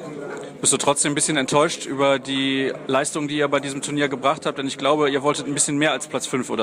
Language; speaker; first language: German; native; German